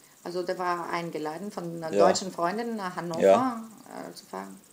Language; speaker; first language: German; non-native, fluent; Greek